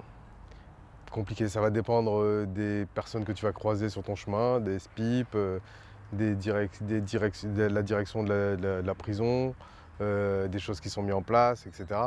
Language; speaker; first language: French; native; French